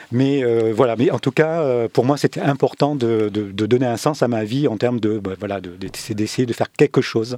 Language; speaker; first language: French; early bilingual, other home language; Vietnamese